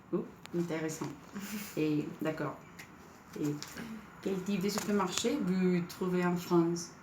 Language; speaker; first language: French; non-native, learner; Spanish